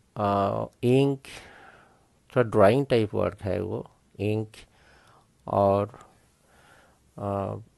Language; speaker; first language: Hindi; native; Hindi